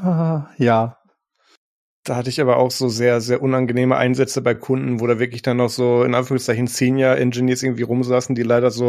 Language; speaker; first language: German; native; German